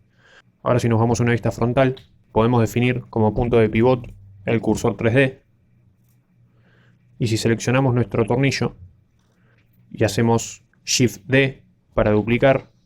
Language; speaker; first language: Spanish; native; Spanish